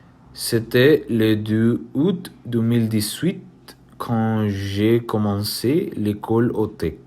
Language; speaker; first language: French; non-native, learner; Spanish